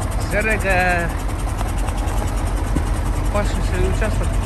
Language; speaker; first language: Russian; native; Russian